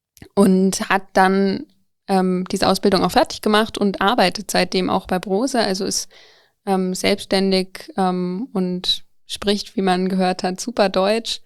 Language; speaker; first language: German; native; German